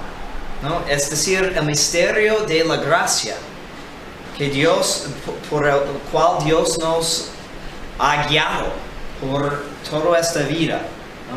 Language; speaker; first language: Spanish; non-native, fluent; English